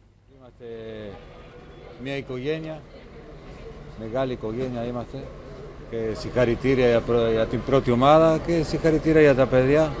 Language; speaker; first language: Greek; non-native, learner; Spanish